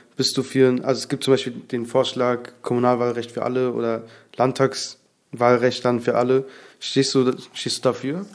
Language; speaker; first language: German; early bilingual, other home language; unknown